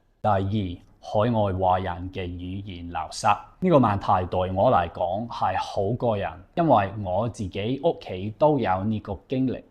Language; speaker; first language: Cantonese; non-native, fluent; English